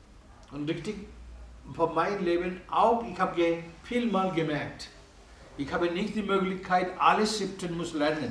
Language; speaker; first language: German; non-native, learner; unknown